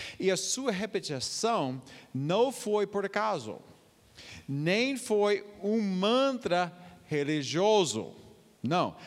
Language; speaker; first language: Portuguese; non-native, fluent; English